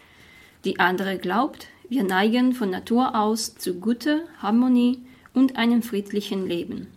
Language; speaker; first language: German; non-native, fluent; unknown